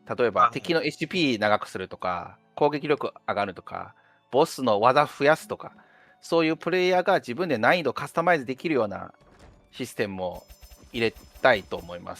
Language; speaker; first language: Japanese; non-native, fluent; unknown